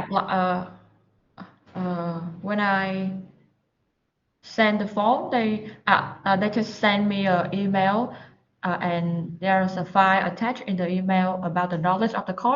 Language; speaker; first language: English; non-native, learner; Vietnamese